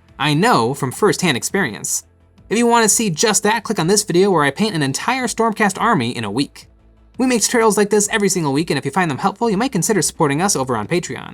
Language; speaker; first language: English; native; English